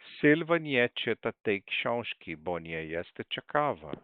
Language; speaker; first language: Polish; non-native, fluent; Portuguese